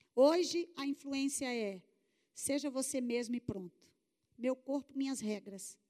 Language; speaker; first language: Portuguese; native; Portuguese